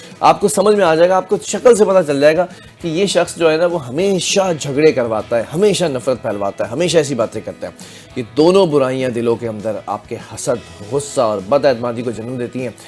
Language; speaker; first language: Urdu; native; Urdu